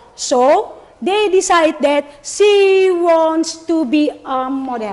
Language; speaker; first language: English; non-native, learner; Indonesian